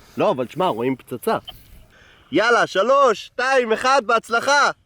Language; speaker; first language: Hebrew; native; Hebrew